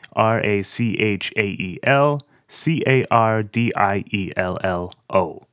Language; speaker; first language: English; native; English